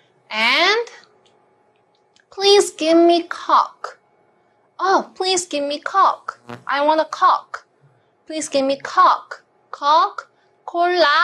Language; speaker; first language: English; non-native, fluent; Korean